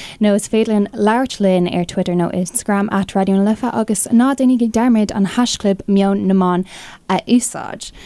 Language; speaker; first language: Irish; non-native, local second language; English